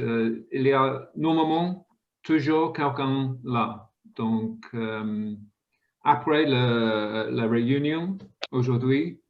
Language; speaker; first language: French; non-native, fluent; English